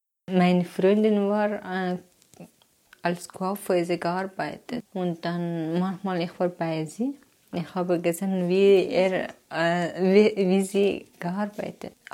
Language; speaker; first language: German; non-native, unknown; Persian